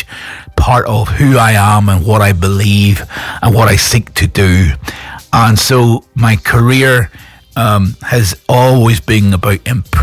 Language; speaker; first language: English; native; English